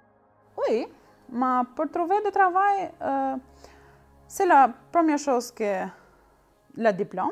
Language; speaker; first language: French; non-native, learner; Albanian